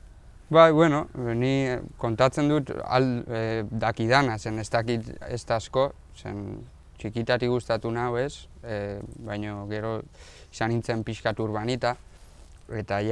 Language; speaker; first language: Basque; non-native, local second language; Spanish